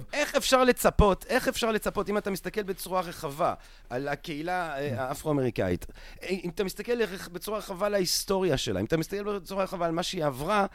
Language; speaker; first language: Hebrew; non-native, fluent; French